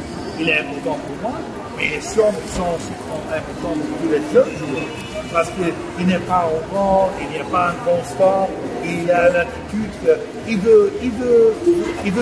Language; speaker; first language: French; non-native, fluent; Dutch